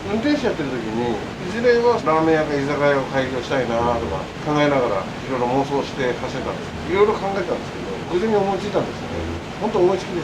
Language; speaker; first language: Japanese; native; Japanese